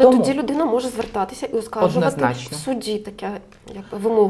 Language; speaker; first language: Ukrainian; native; Ukrainian